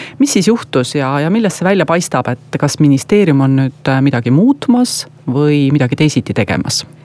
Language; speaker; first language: Estonian; native; Estonian